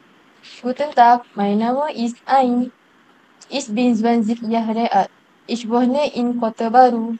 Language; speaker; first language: German; non-native, learner; Malay